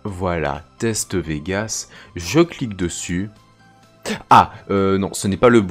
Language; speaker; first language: French; native; French